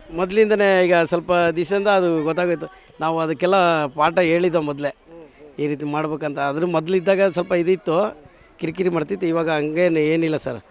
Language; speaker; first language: Kannada; non-native, local second language; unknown